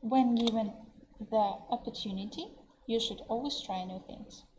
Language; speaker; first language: English; non-native, fluent; Russian